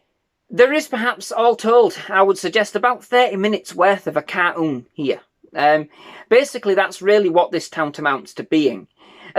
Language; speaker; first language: English; native; English